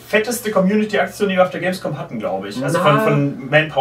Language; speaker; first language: German; native; German